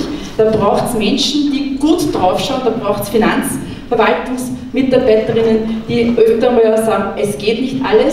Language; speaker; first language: German; native; German